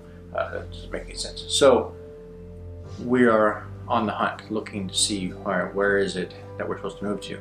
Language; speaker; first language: English; native; English